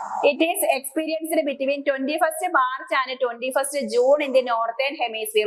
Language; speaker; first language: English; non-native, local second language; Malayalam